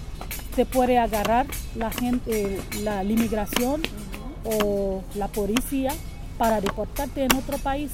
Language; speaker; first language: Spanish; non-native, learner; Haitian Creole